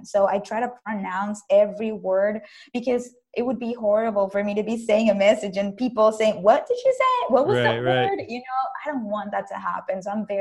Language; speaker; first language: English; non-native, fluent; Spanish